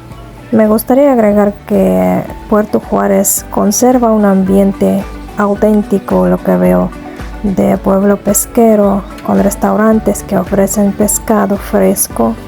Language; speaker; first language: Spanish; non-native, fluent; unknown